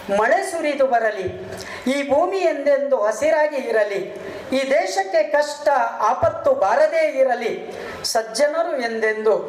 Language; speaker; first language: Kannada; native; Kannada